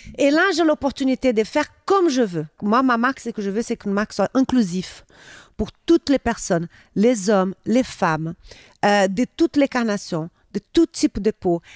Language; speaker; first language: French; non-native, fluent; Portuguese